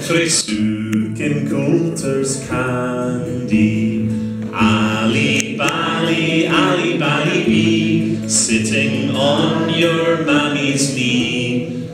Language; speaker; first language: English; native; English